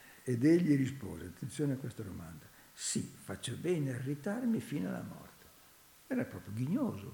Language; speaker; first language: Italian; native; Italian